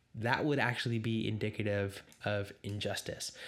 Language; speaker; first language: English; native; English